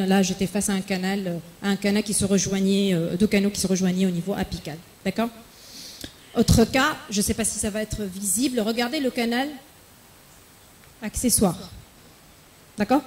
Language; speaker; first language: French; non-native, local second language; Arabic